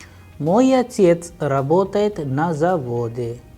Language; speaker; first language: Russian; non-native, fluent; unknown